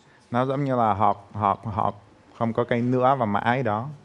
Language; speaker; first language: Vietnamese; non-native, fluent; Czech